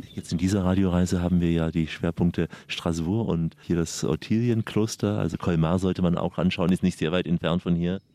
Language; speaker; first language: German; native; German